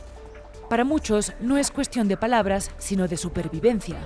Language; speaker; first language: Spanish; native; Spanish